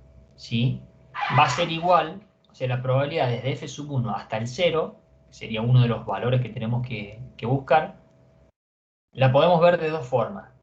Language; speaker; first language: Spanish; native; Spanish